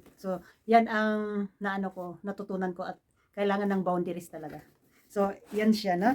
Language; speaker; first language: Filipino; non-native, local second language; Cebuano